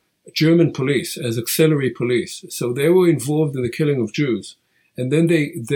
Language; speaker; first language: English; non-native, fluent; Hebrew